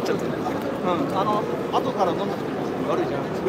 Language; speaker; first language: Japanese; native; Japanese